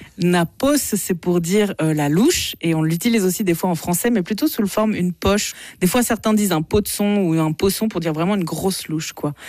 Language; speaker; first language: French; native; French